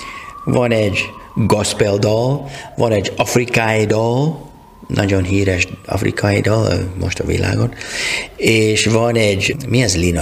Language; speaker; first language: Hungarian; non-native, learner; English